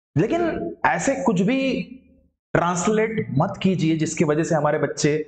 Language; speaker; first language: Hindi; non-native, local second language; Marathi